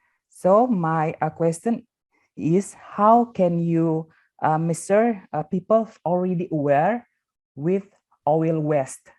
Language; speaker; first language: English; non-native, learner; Indonesian